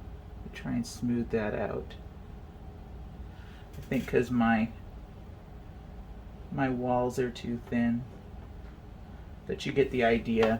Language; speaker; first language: English; native; English